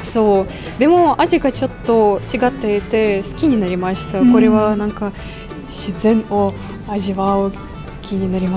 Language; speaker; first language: Japanese; non-native, fluent; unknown